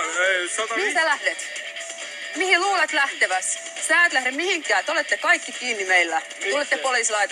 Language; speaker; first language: Finnish; native; Finnish